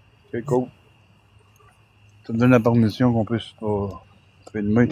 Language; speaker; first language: French; native; French